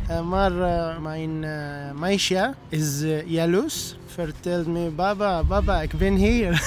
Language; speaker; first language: Dutch; non-native, learner; Arabic